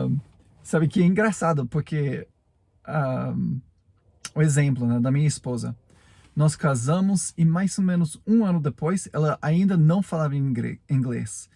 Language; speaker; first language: Portuguese; non-native, fluent; English